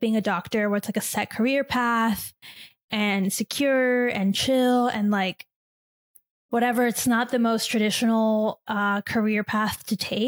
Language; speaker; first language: English; native; English